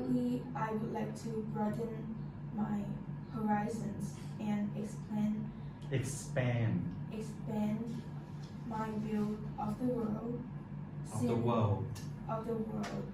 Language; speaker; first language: English; non-native, fluent; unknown